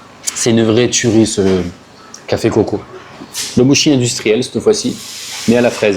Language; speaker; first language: French; native; French